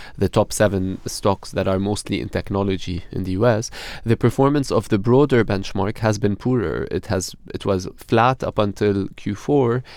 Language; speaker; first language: English; non-native, fluent; Arabic